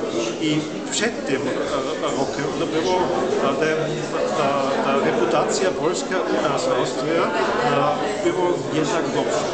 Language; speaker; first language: Polish; non-native, learner; German